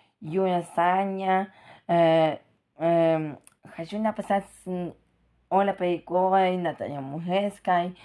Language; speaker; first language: Ukrainian; non-native, local second language; Russian